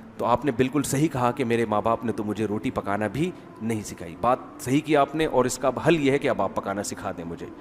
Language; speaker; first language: Urdu; native; Urdu